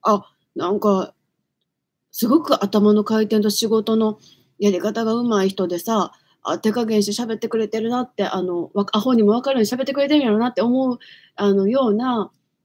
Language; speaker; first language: Japanese; native; Japanese